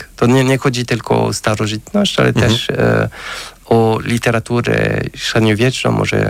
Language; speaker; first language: Polish; non-native, fluent; French